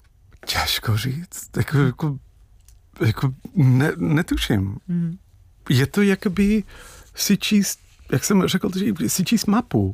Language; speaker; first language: Czech; non-native, fluent; English